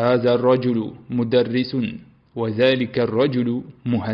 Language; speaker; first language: Arabic; non-native, fluent; Uzbek